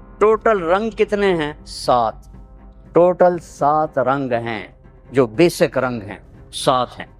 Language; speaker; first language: Urdu; non-native, local second language; Punjabi